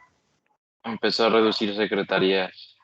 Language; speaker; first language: Spanish; native; Spanish